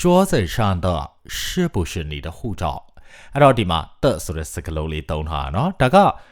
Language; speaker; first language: Chinese; non-native, fluent; Burmese